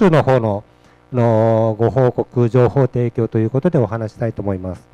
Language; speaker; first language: Japanese; native; Japanese